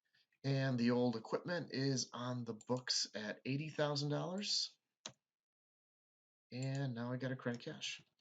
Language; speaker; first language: English; native; English